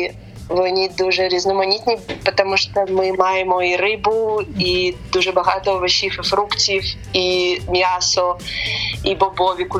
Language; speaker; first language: Ukrainian; non-native, local second language; Russian